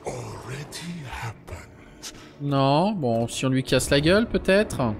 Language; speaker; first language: French; native; French